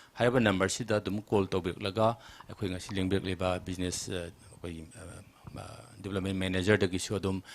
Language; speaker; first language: Manipuri; native; Manipuri